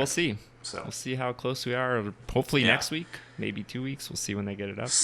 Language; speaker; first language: English; native; English